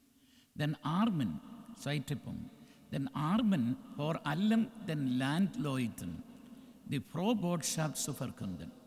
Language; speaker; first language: German; non-native, learner; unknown